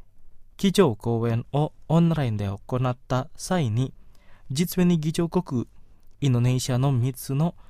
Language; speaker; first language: Japanese; non-native, fluent; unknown